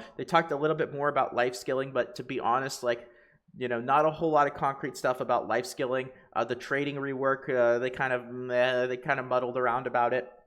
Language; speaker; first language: English; native; English